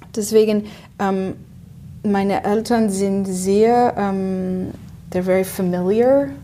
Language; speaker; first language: German; non-native, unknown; English